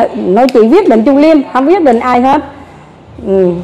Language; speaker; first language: Vietnamese; native; Vietnamese